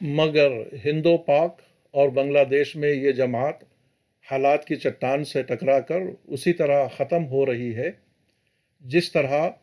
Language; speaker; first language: Urdu; native; Urdu